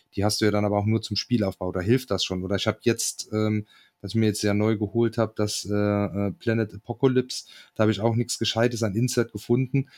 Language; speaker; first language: German; native; German